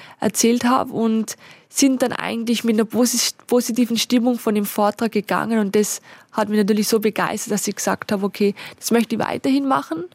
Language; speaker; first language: German; native; German